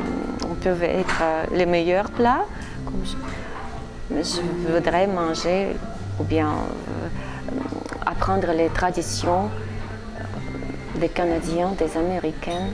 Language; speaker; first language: French; non-native, fluent; Russian